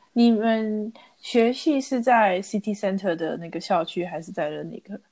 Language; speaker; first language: Chinese; native; Chinese